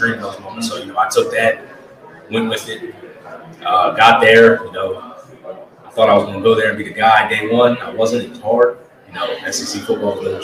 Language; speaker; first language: English; native; English